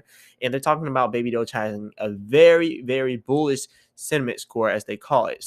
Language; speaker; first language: English; native; English